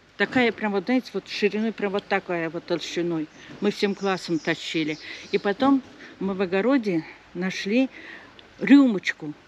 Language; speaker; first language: Russian; native; Russian